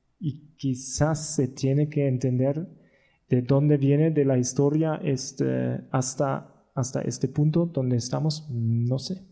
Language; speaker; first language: Spanish; non-native, learner; German